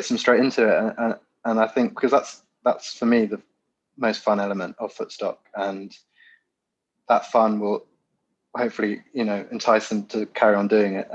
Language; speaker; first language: English; native; English